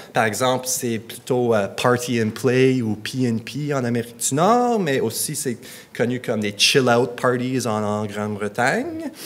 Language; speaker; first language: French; non-native, local second language; English